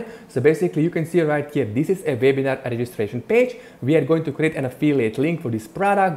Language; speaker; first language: English; non-native, fluent; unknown